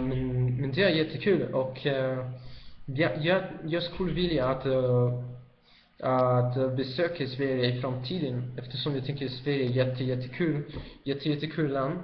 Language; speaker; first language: Swedish; non-native, learner; Spanish